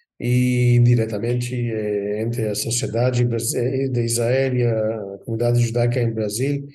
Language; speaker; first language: Portuguese; non-native, fluent; Hebrew